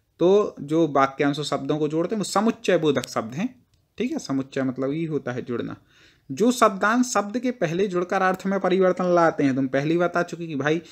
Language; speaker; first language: Hindi; native; Hindi